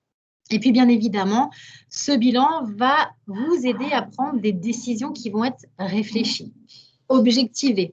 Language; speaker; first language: French; native; French